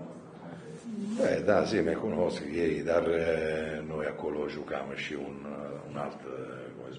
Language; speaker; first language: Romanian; non-native, fluent; Italian